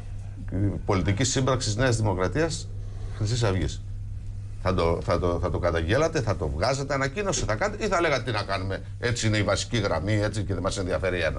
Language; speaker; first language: Greek; native; Greek